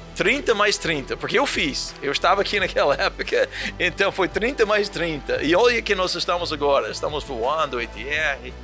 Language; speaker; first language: Portuguese; non-native, fluent; English